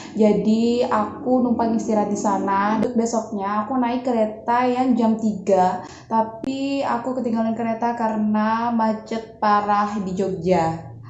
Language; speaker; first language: Indonesian; native; Indonesian